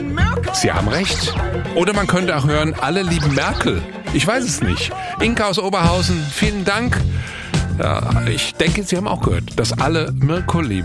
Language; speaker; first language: German; native; German